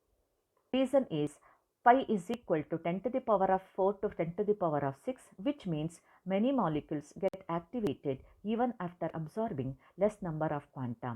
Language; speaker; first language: English; non-native, local second language; Kannada